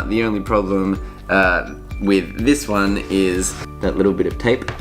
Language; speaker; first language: English; native; English